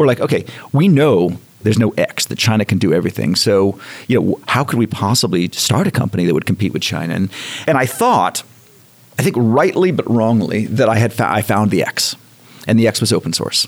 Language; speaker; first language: English; native; English